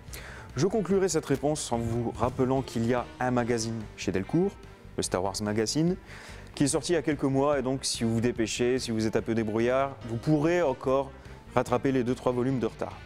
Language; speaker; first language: French; native; French